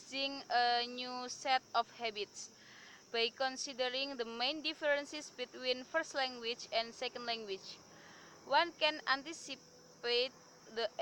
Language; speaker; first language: English; non-native, learner; Indonesian